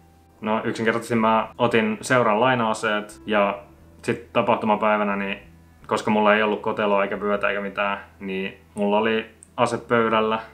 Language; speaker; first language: Finnish; native; Finnish